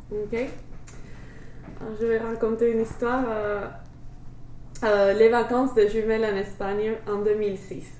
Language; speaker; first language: French; non-native, fluent; English